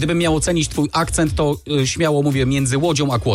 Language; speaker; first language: Polish; native; Polish